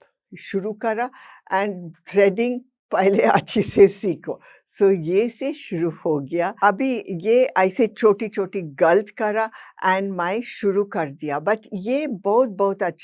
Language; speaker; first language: Hindi; non-native, local second language; English